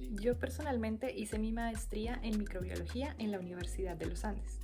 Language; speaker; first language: Spanish; native; Spanish